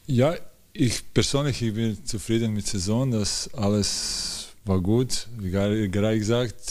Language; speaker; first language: German; non-native, learner; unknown